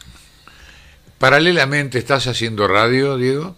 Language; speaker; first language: Spanish; native; Spanish